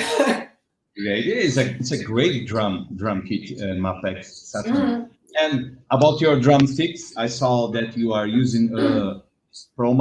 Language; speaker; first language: English; non-native, learner; Portuguese